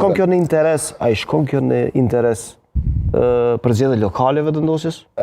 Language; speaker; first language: Albanian; native; Albanian